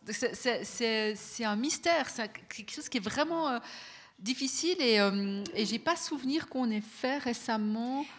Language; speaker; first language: French; native; French